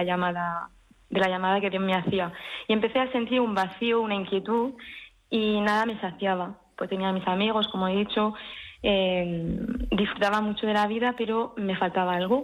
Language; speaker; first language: Spanish; early bilingual, heritage; French